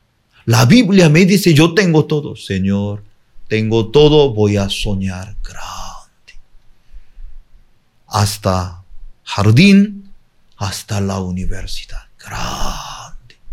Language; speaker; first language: Spanish; non-native, fluent; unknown